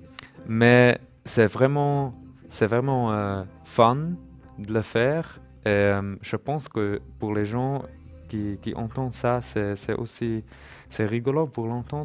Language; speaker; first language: French; non-native, learner; German